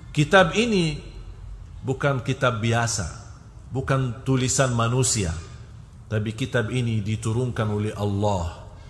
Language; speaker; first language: Malay; non-native, fluent; Arabic